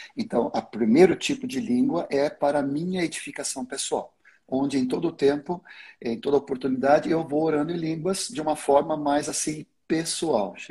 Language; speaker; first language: Portuguese; non-native, fluent; Swedish